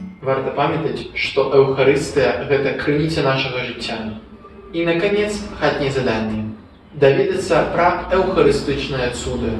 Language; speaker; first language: Belarusian; non-native, local second language; Russian